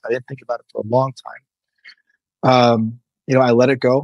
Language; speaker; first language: English; native; English